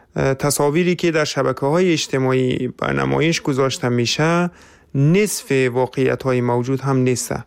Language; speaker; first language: Persian; native; Persian